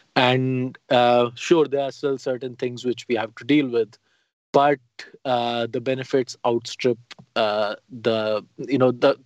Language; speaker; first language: English; non-native, local second language; Hindi